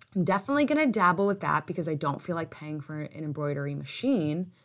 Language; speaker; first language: English; native; English